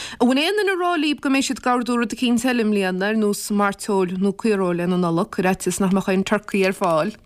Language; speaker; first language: Irish; native; Irish